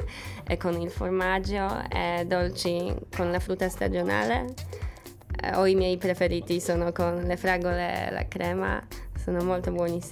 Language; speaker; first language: Italian; non-native, fluent; Polish